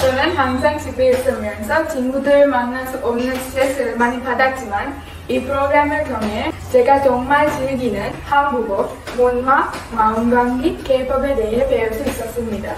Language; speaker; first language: Korean; non-native, learner; Sinhala